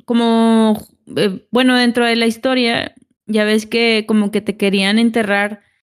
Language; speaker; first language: Spanish; native; Spanish